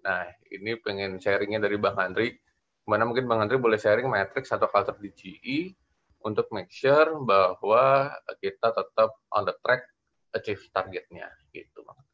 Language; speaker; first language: Indonesian; native; Indonesian